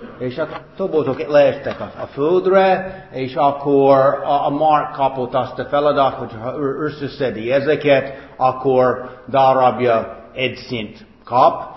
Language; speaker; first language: Hungarian; non-native, fluent; English